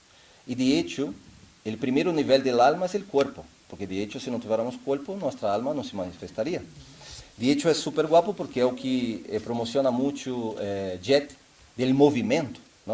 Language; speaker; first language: Spanish; non-native, fluent; Portuguese